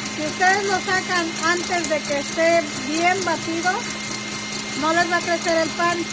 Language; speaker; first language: Spanish; native; Spanish